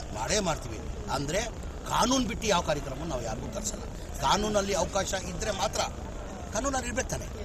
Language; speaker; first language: Kannada; non-native, local second language; Urdu